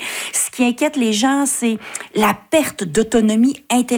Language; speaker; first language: French; native; French